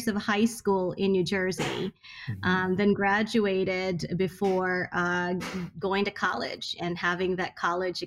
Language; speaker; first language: English; non-native, local second language; Hiligaynon